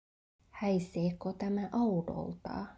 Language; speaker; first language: Finnish; non-native, learner; Vietnamese